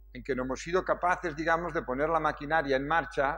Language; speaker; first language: Spanish; native; Spanish